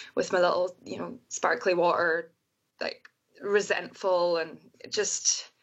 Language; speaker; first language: English; native; English